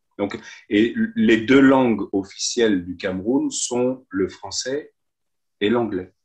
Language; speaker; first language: French; native; French